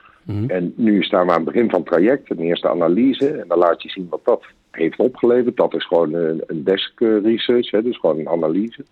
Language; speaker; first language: Dutch; native; Dutch